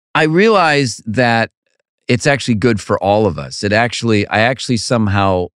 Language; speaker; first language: English; native; English